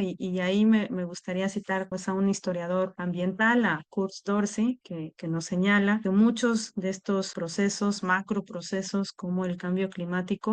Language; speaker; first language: Spanish; native; Spanish